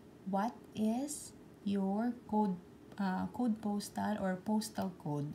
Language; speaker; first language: English; non-native, local second language; Filipino